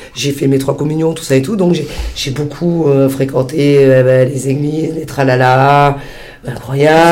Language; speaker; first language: French; early bilingual, heritage; Italian